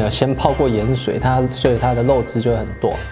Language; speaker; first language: Chinese; native; Chinese